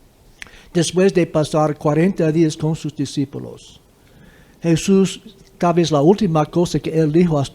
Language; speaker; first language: Spanish; non-native, fluent; English